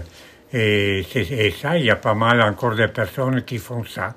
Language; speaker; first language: French; non-native, fluent; Italian